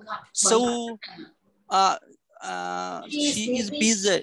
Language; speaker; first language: English; non-native, learner; Vietnamese